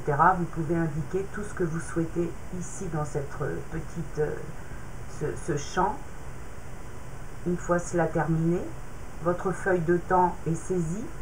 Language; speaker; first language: French; native; French